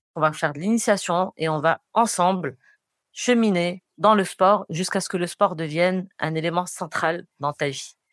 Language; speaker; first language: French; non-native, local second language; Arabic